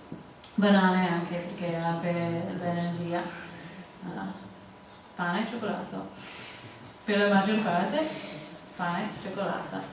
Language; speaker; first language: Italian; non-native, learner; English